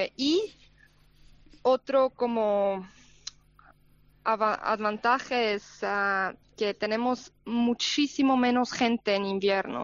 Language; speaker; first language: Spanish; non-native, fluent; German